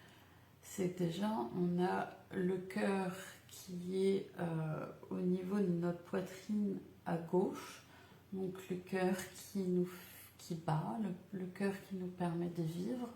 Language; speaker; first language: French; native; French